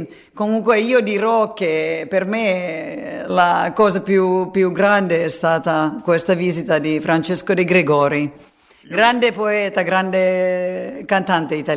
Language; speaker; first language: Italian; non-native, fluent; Finnish